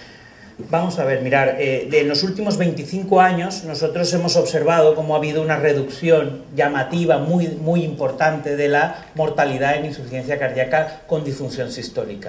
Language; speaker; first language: Spanish; native; Spanish